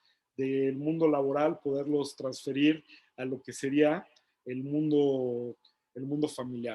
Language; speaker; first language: Spanish; native; Spanish